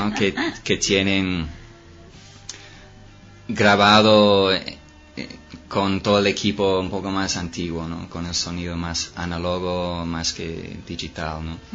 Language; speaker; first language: Spanish; non-native, fluent; English